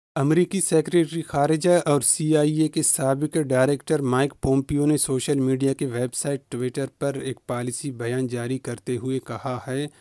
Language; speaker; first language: Urdu; non-native, local second language; Baluchi